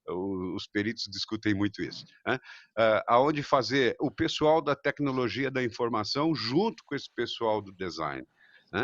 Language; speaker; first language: Portuguese; native; Portuguese